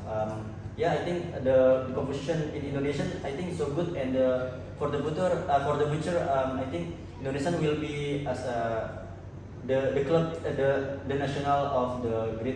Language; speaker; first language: English; non-native, learner; Indonesian